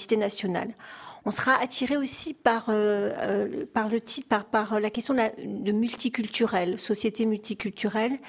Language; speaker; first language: French; native; French